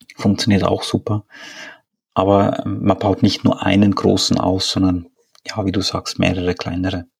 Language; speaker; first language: German; native; German